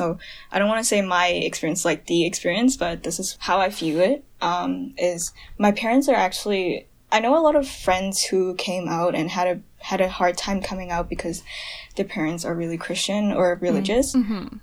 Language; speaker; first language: English; non-native, local second language; Cantonese